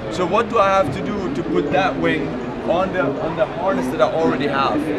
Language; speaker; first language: English; non-native, fluent; German